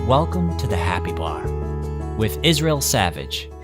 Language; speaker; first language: English; native; English